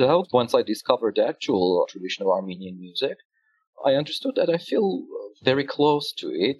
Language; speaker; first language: English; non-native, fluent; Russian